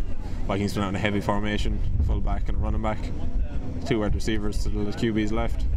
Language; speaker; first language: English; native; English